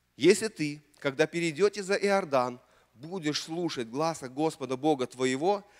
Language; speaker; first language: Russian; native; Russian